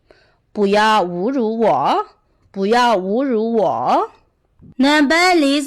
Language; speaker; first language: Chinese; non-native, fluent; Burmese